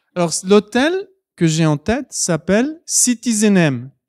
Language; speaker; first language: French; native; French